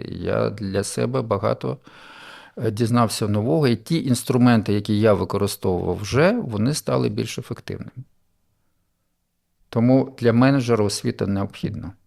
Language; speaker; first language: Ukrainian; native; Ukrainian